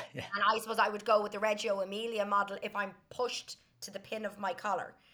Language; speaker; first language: English; native; English